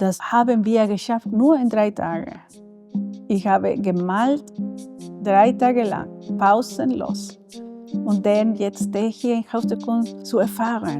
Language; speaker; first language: German; non-native, learner; Spanish